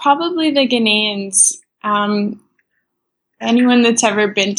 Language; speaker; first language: English; native; English